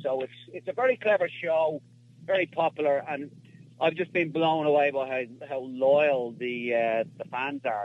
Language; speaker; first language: English; native; English